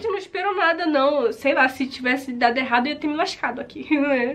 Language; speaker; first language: Portuguese; native; Portuguese